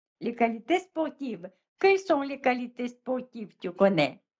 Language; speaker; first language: French; non-native, fluent; Russian